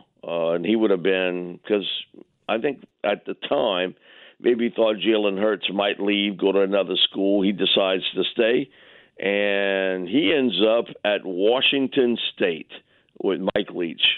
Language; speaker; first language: English; native; English